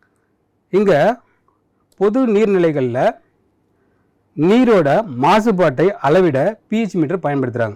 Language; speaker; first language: Tamil; native; Tamil